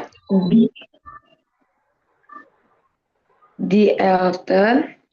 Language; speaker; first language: German; non-native, learner; Indonesian